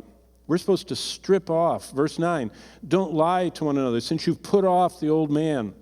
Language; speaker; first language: English; native; English